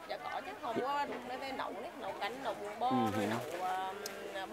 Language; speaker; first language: Vietnamese; native; Vietnamese